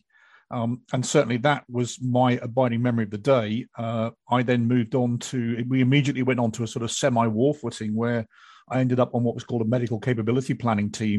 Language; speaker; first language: English; native; English